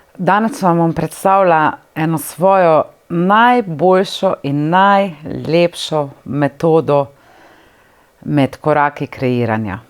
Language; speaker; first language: Slovenian; native; Slovenian